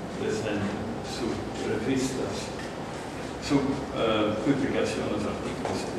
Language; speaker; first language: Spanish; non-native, fluent; Dutch